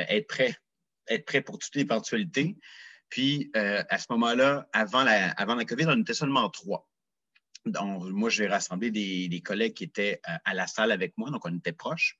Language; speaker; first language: French; native; French